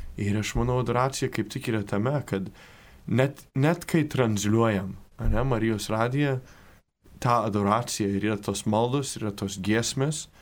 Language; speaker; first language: Lithuanian; early bilingual, heritage; Lithuanian